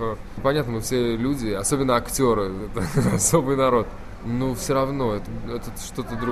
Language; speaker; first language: Russian; native; Russian